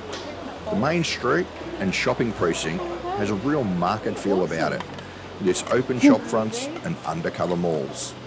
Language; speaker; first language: English; native; English